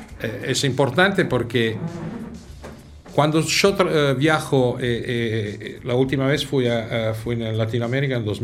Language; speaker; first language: Spanish; non-native, fluent; Italian